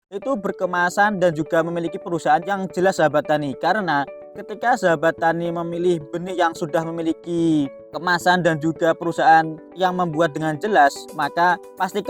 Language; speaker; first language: Indonesian; native; Indonesian